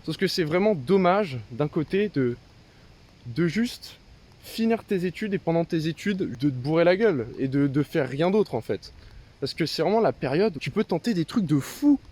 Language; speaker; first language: French; native; French